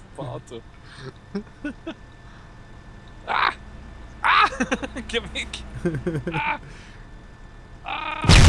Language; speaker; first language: German; native; German